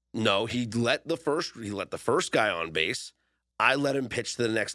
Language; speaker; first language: English; native; English